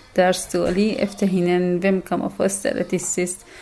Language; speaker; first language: Danish; non-native, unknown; Kurdish